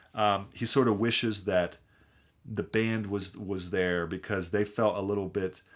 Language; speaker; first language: English; native; English